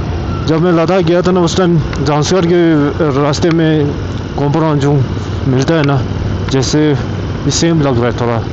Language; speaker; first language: Hindi; non-native, local second language; Tibetan